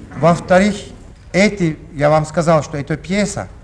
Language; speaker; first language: Russian; non-native, learner; Turkish